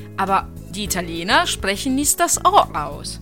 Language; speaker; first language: German; non-native, fluent; Italian